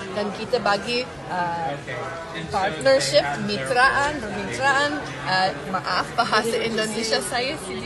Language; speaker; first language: Indonesian; non-native, learner; English